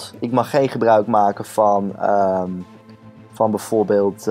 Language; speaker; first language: Dutch; native; Dutch